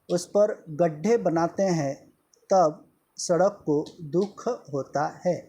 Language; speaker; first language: Hindi; non-native, local second language; Marathi